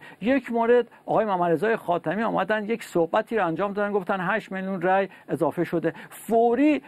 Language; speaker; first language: Persian; native; Persian